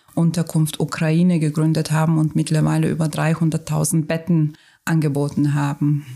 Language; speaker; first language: German; non-native, fluent; Turkish